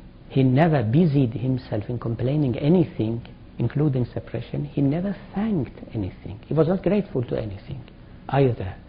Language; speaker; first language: English; non-native, fluent; Persian